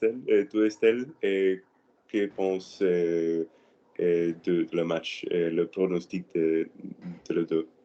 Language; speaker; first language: French; non-native, learner; Spanish